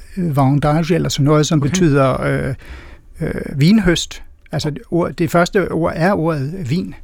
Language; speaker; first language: Danish; native; Danish